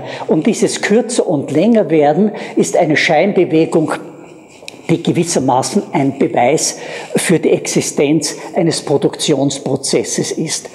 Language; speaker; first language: German; native; German